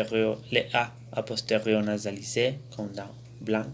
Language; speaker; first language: French; non-native, learner; Spanish